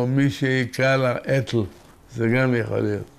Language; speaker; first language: Hebrew; early bilingual, other home language; Yiddish